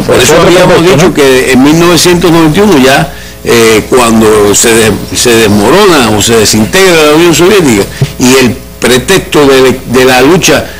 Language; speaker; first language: Spanish; native; Spanish